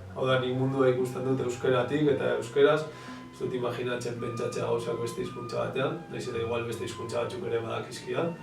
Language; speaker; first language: Basque; native; Basque